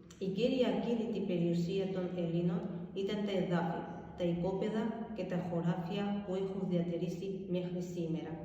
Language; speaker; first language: Greek; non-native, fluent; Georgian